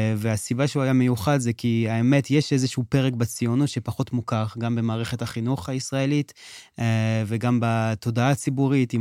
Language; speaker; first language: Hebrew; non-native, fluent; French